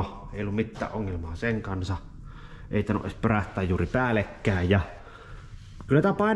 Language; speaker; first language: Finnish; native; Finnish